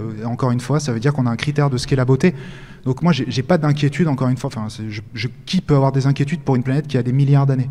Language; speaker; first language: French; native; French